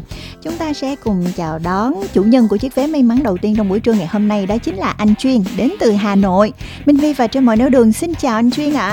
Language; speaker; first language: Vietnamese; native; Vietnamese